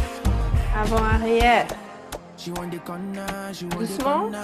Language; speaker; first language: French; native; French